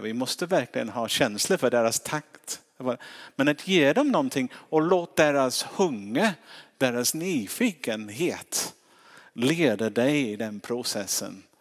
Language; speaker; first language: Swedish; non-native, fluent; English